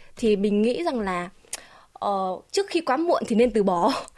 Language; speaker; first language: Vietnamese; native; Vietnamese